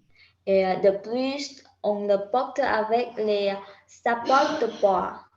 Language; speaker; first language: French; non-native, learner; Vietnamese